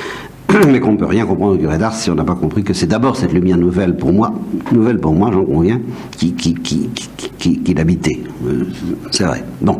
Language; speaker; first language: French; native; French